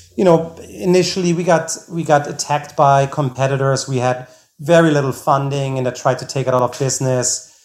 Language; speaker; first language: English; non-native, fluent; German